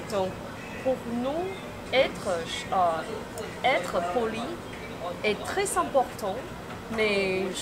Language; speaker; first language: French; non-native, fluent; Chinese